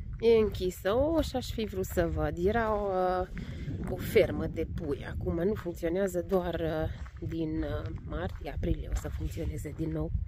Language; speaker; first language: Romanian; non-native, local second language; Hungarian